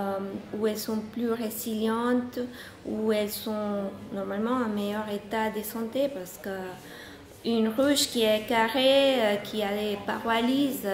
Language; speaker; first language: French; non-native, fluent; Spanish